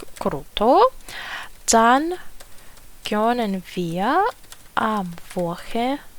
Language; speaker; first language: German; non-native, fluent; Ukrainian